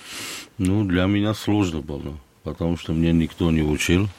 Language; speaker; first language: Russian; non-native, fluent; Armenian